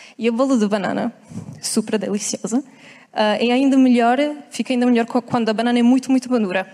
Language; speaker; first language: Portuguese; non-native, fluent; Italian